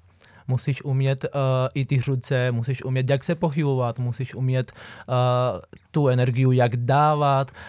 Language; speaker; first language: Czech; non-native, fluent; Spanish